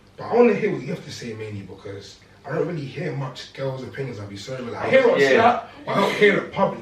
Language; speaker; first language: English; native; English